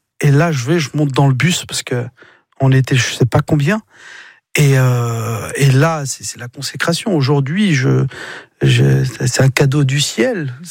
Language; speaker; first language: French; early bilingual, other home language; Arabic